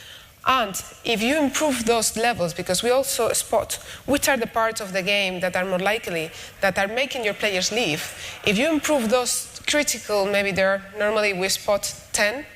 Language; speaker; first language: English; non-native, fluent; Spanish